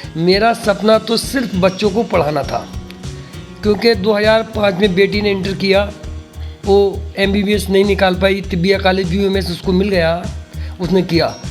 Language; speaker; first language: Hindi; native; Hindi